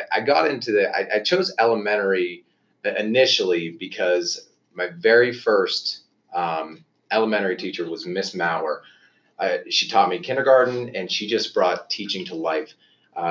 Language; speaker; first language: English; native; English